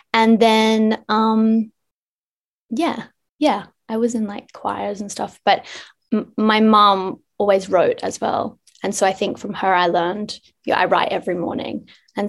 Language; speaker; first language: English; native; English